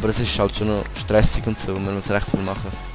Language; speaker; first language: German; native; German